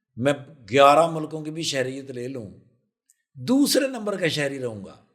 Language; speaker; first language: Urdu; non-native, local second language; Punjabi